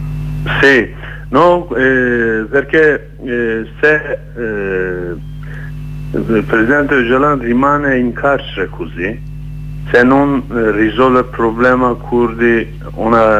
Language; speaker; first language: Italian; non-native, learner; Kurdish